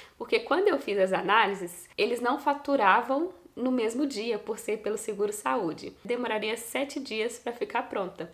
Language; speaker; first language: Portuguese; native; Portuguese